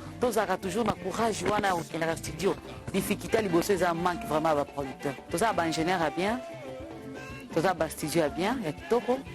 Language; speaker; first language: Lingala; non-native, local second language; Swahili